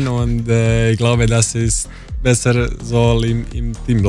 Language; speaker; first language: German; non-native, learner; Croatian